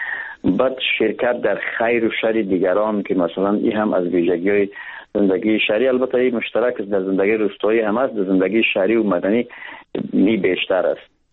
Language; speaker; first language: Persian; native; Persian